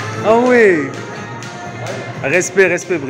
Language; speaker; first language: French; native; French